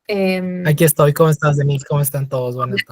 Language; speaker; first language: Spanish; native; Spanish